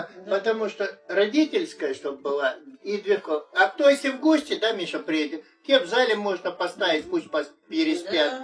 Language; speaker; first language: Russian; native; Russian